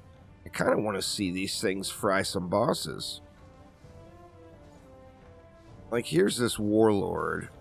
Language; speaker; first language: English; native; English